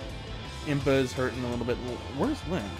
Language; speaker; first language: English; native; English